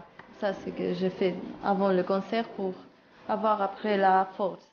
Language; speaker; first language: French; non-native, learner; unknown